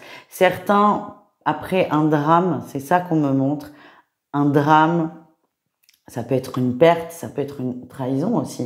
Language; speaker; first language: French; native; French